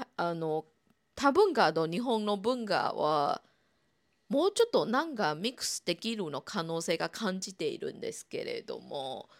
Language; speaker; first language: Japanese; non-native, fluent; Chinese